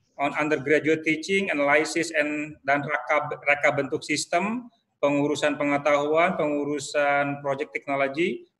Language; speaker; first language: English; non-native, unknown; Indonesian